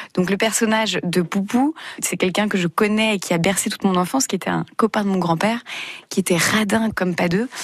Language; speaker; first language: French; native; French